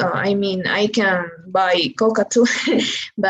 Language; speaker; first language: English; non-native, learner; Spanish